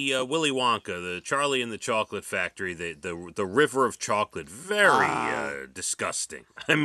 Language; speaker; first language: English; native; English